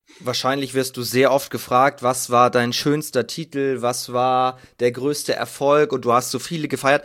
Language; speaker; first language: German; native; German